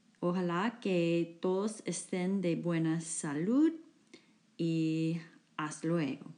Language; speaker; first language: Spanish; non-native, fluent; English